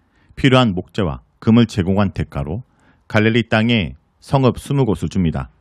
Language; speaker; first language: Korean; native; Korean